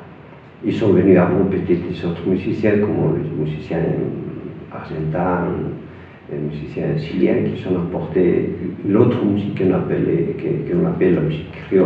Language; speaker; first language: French; non-native, fluent; Spanish